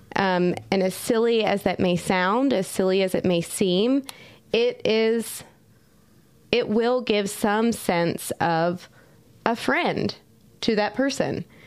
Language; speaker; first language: English; native; English